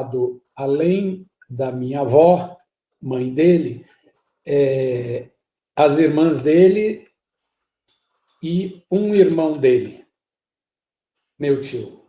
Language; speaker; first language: Portuguese; early bilingual, other home language; Guarani